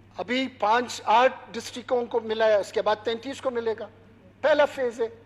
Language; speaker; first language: Urdu; non-native, local second language; Hazaragi